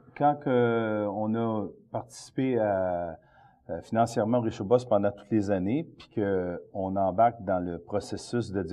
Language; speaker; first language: French; native; French